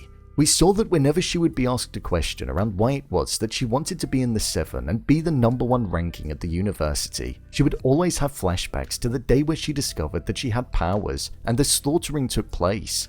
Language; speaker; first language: English; native; English